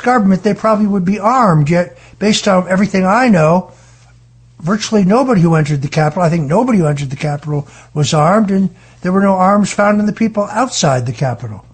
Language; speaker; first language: English; native; English